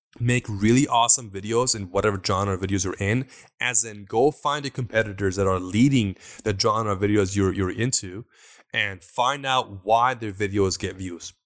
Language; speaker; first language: English; non-native, fluent; Persian